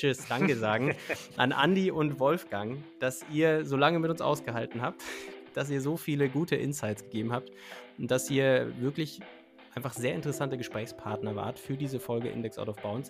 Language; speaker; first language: German; native; German